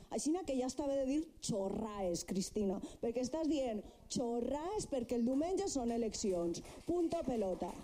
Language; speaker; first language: Catalan; non-native, local second language; Spanish